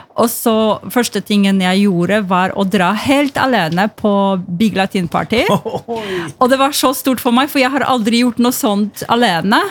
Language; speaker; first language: Norwegian; non-native, fluent; Polish